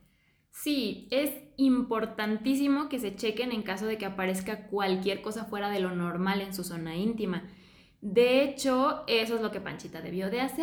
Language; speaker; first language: Spanish; native; Spanish